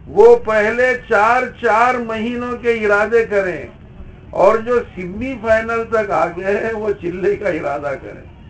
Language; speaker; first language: Urdu; native; Urdu